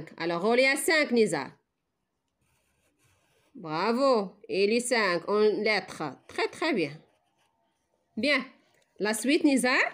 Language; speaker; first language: French; non-native, local second language; Arabic